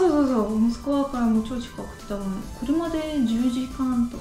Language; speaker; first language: Japanese; non-native, fluent; Russian